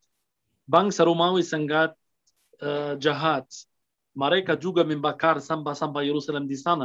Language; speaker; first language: Indonesian; non-native, fluent; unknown